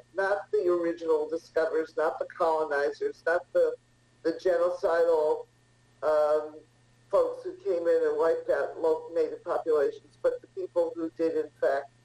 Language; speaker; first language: English; early bilingual, other home language; Italian